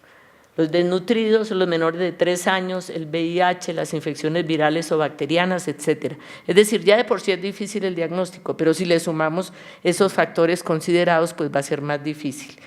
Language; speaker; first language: Spanish; native; Spanish